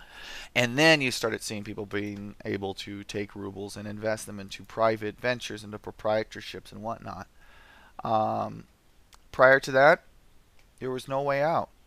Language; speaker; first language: English; native; English